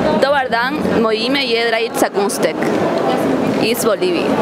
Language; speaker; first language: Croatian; non-native, learner; Spanish